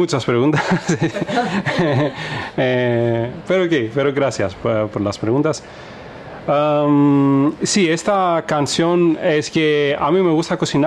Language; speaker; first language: Spanish; non-native, fluent; Greek